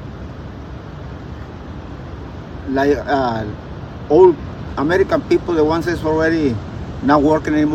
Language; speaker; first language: English; non-native, learner; Spanish